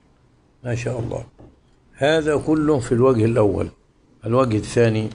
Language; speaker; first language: Arabic; native; Arabic